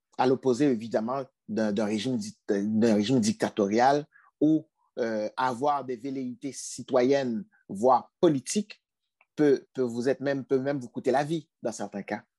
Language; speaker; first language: French; non-native, local second language; Haitian Creole